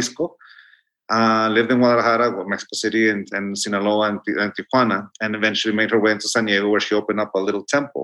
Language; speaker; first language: English; non-native, fluent; Spanish